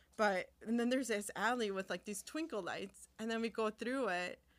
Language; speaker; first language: English; early bilingual, other home language; Spanish